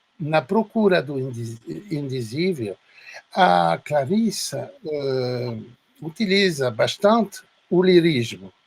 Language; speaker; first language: Portuguese; non-native, fluent; French